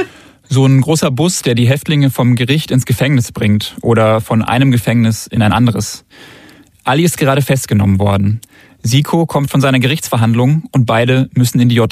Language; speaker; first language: German; native; German